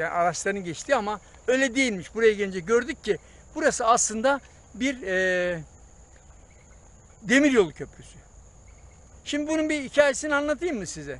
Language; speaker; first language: Turkish; native; Turkish